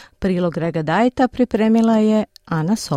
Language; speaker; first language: Croatian; native; Croatian